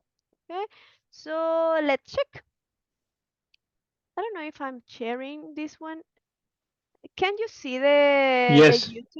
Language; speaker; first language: English; non-native, fluent; Spanish